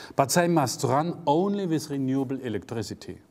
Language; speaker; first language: English; non-native, fluent; German